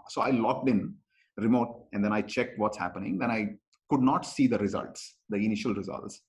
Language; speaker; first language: English; non-native, local second language; Kannada